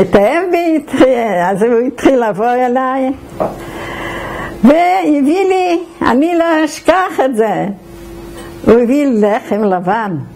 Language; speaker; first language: Hebrew; non-native, fluent; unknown